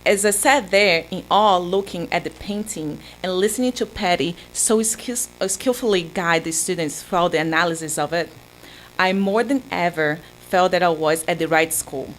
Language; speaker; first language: English; non-native, fluent; Portuguese